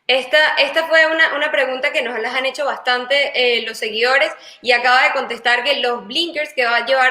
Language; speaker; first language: Spanish; native; Spanish